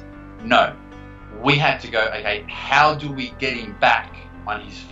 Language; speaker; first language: English; native; English